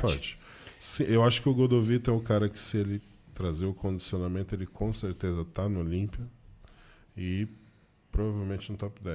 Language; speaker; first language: Portuguese; native; Portuguese